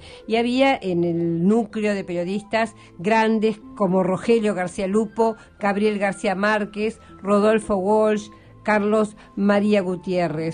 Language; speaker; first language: Spanish; native; Spanish